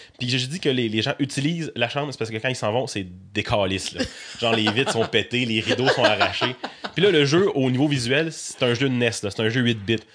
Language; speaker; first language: French; native; French